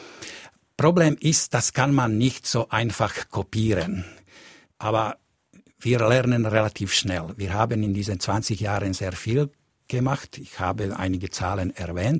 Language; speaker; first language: German; non-native, fluent; Slovak